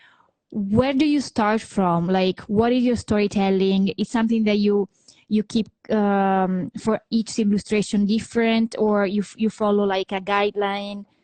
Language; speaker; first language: English; non-native, fluent; Italian